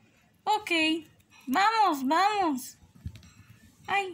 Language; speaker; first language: Spanish; native; Spanish